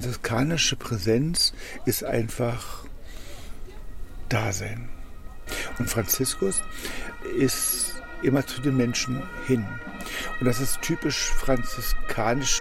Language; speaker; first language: German; native; German